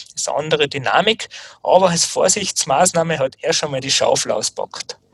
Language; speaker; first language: German; native; German